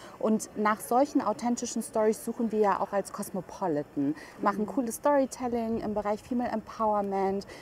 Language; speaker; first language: German; early bilingual, other home language; Albanian